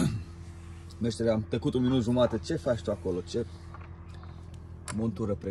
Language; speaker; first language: Romanian; native; Romanian